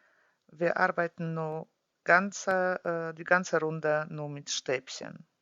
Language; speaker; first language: German; non-native, fluent; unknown